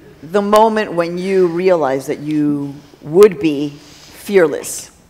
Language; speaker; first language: English; early bilingual, other home language; Spanish